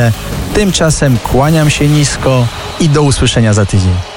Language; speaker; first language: Polish; native; Polish